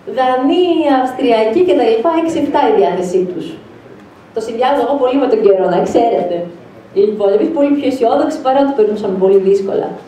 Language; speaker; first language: Greek; native; Greek